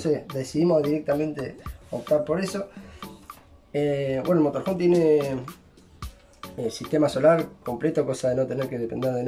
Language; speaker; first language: Spanish; native; Spanish